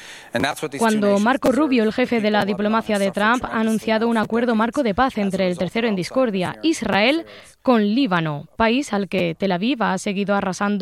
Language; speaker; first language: Spanish; native; Spanish